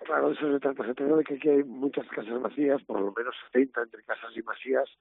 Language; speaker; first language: Spanish; native; Spanish